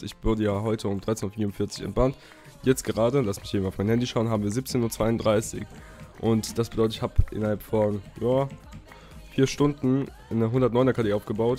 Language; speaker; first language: German; native; German